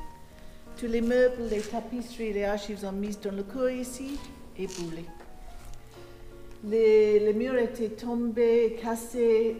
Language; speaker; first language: French; non-native, fluent; English